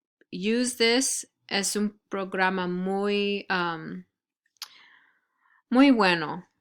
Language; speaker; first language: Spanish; non-native, fluent; English